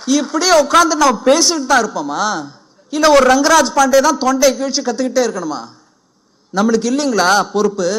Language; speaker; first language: Tamil; native; Tamil